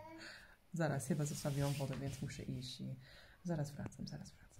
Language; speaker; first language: Polish; non-native, fluent; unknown